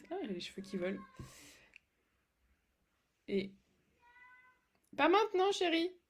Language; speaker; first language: French; native; French